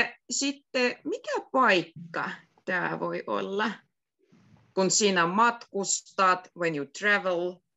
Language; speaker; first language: Finnish; native; Finnish